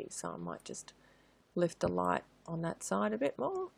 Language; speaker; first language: English; native; English